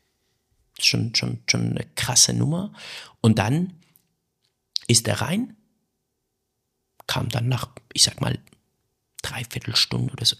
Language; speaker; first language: German; non-native, fluent; Persian